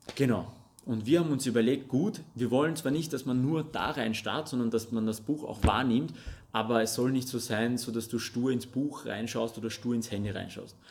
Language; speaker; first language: German; non-native, fluent; Russian